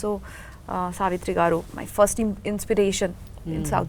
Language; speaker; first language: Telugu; non-native, learner; Bangla